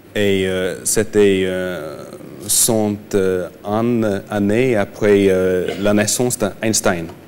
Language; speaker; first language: French; non-native, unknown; English